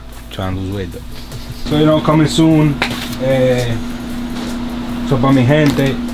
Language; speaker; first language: English; early bilingual, other home language; Spanish